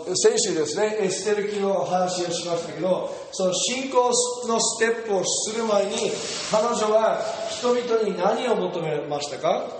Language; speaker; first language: Japanese; non-native, fluent; English